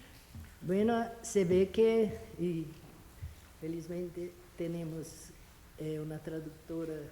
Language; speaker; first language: Spanish; non-native, fluent; Portuguese